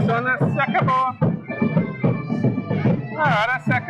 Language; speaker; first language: Spanish; non-native, learner; Portuguese